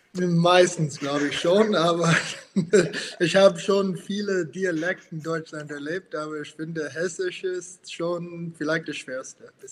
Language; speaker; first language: German; non-native, fluent; English